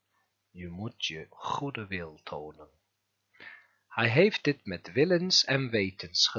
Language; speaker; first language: Dutch; non-native, fluent; Turkish